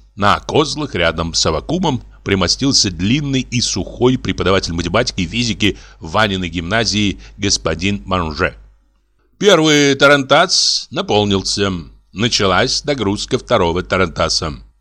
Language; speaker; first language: Russian; native; Russian